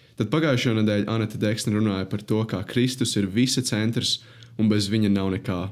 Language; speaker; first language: Latvian; native; Latvian